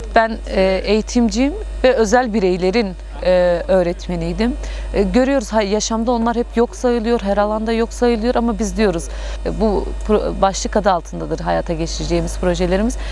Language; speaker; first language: Turkish; native; Turkish